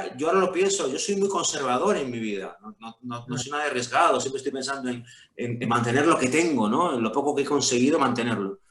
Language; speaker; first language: Spanish; native; Spanish